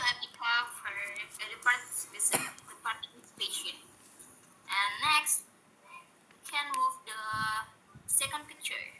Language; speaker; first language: English; non-native, learner; Indonesian